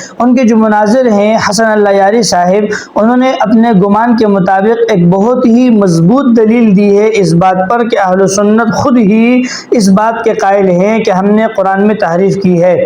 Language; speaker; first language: Urdu; non-native, local second language; Pashto